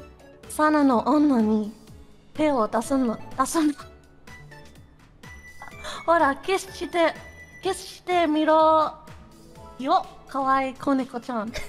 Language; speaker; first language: Japanese; non-native, learner; English